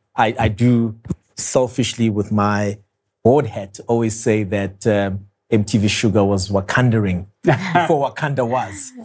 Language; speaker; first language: English; non-native, local second language; Zulu